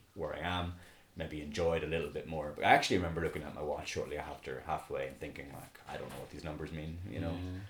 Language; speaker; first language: English; native; English